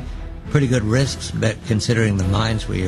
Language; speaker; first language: English; native; English